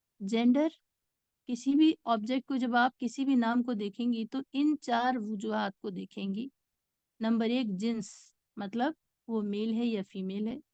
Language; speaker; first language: Urdu; native; Urdu